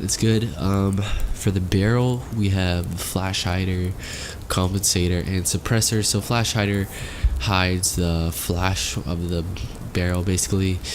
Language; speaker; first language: English; native; English